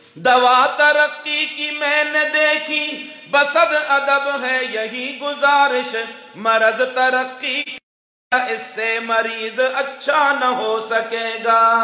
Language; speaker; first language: Urdu; non-native, local second language; Pashto